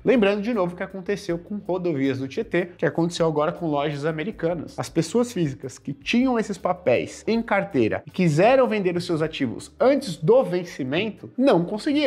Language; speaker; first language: Portuguese; native; Portuguese